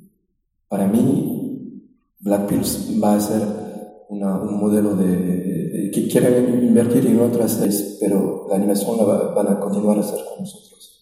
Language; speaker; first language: Spanish; non-native, fluent; French